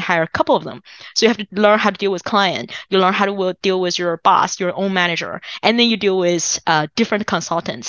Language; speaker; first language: English; non-native, fluent; Chinese